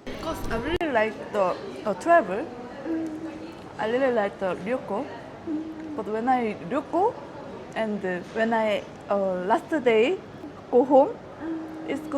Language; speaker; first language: English; non-native, learner; Korean